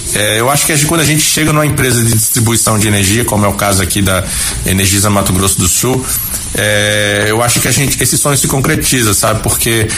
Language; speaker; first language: Portuguese; native; Portuguese